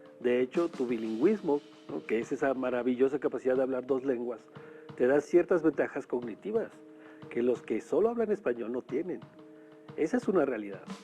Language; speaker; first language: Spanish; native; Spanish